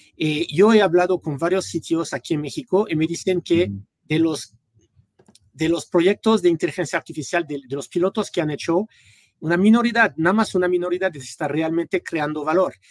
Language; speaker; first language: Spanish; non-native, fluent; French